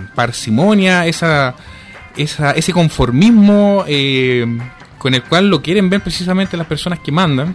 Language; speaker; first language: Spanish; native; Spanish